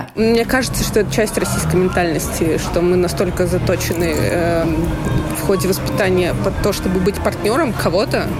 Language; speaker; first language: Russian; native; Russian